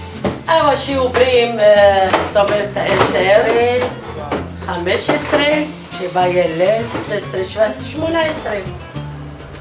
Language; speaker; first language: Hebrew; early bilingual, other home language; Arabic